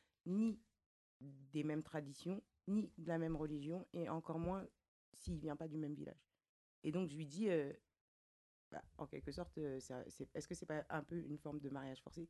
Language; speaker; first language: French; native; French